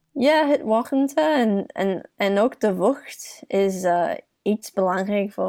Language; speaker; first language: Dutch; early bilingual, heritage; English